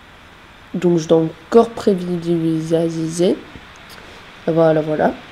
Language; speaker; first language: French; native; French